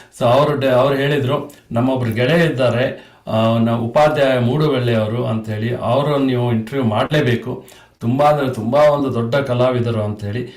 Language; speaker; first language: Kannada; native; Kannada